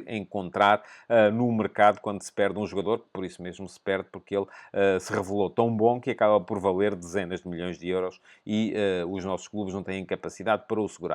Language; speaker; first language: Portuguese; native; Portuguese